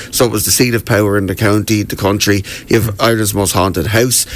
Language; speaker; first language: English; native; English